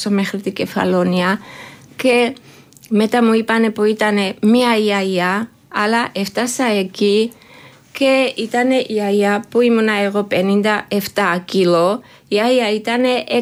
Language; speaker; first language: Greek; non-native, learner; Georgian